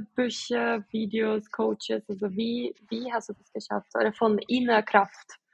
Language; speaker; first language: German; non-native, fluent; Portuguese